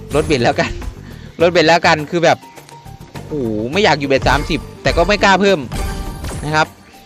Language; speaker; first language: Thai; native; Thai